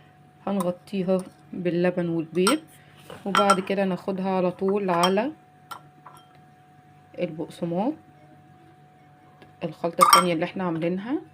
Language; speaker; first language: Arabic; native; Arabic